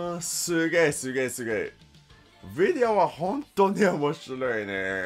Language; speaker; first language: Japanese; non-native, learner; English